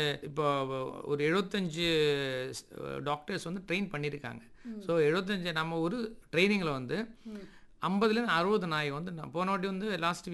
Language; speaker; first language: Tamil; native; Tamil